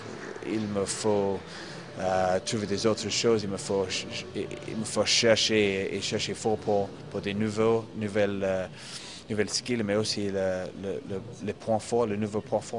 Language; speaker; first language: French; non-native, fluent; English